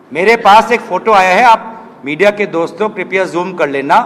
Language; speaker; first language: Hindi; non-native, local second language; Assamese